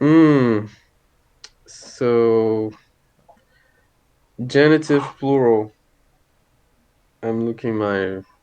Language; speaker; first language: English; non-native, fluent; Portuguese